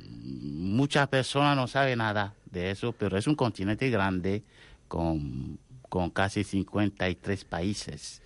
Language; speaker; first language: Spanish; non-native, fluent; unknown